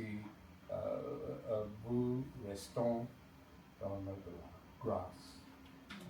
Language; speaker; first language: French; non-native, learner; English